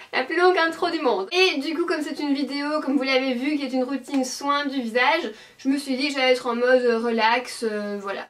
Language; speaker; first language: French; native; French